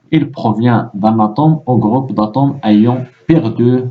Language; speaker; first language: French; non-native, local second language; Arabic